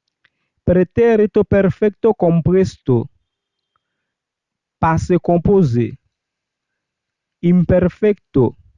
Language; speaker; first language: Spanish; non-native, fluent; Haitian Creole